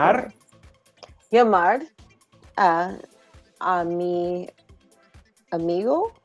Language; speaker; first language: Spanish; non-native, learner; English